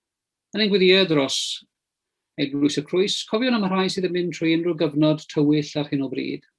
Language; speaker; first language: Welsh; native; Welsh